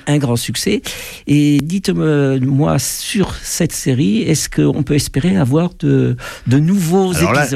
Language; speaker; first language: French; native; French